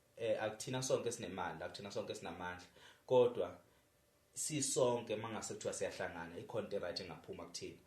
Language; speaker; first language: Zulu; native; Zulu